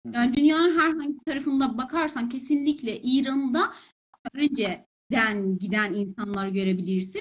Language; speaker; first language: Turkish; non-native, fluent; Persian